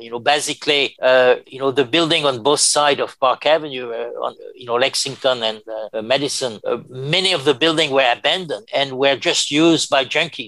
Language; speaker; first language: English; non-native, fluent; French